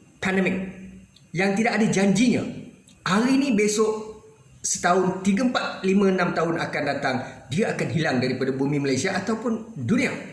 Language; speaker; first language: Malay; native; Malay